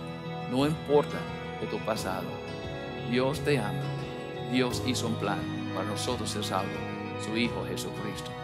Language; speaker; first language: Spanish; non-native, learner; English